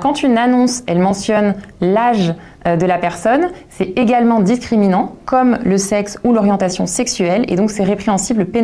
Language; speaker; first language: French; native; French